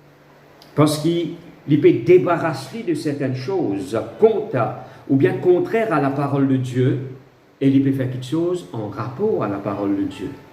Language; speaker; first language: French; non-native, local second language; Morisyen